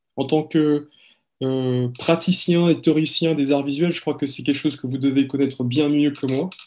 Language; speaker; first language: French; native; French